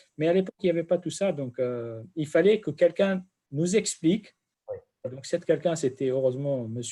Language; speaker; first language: French; non-native, fluent; Kurdish